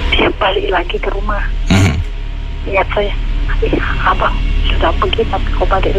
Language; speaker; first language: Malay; non-native, learner; Indonesian